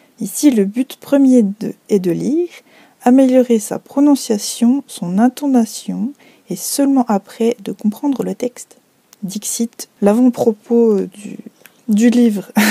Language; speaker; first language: French; native; French